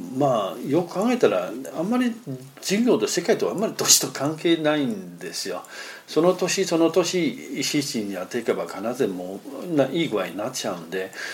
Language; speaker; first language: Japanese; non-native, fluent; Chinese